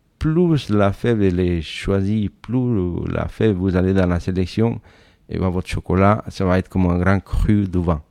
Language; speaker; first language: French; non-native, fluent; Spanish